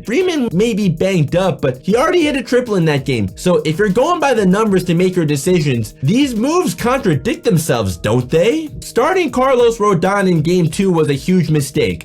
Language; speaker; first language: English; native; English